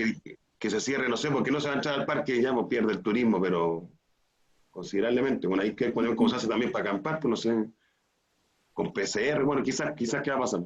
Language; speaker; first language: Spanish; native; Spanish